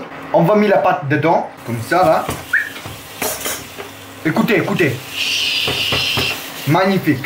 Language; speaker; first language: French; non-native, learner; Italian